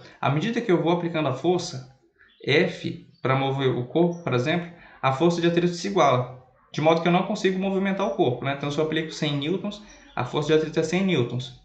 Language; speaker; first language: Portuguese; native; Portuguese